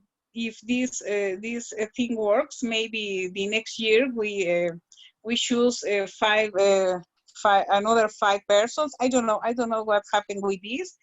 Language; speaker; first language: English; non-native, learner; Spanish